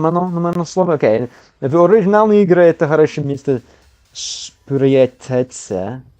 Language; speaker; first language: Russian; non-native, learner; English